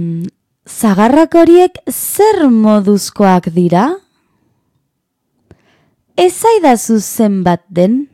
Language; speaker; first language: Basque; non-native, learner; Spanish